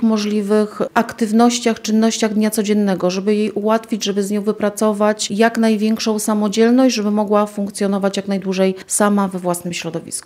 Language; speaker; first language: Polish; native; Polish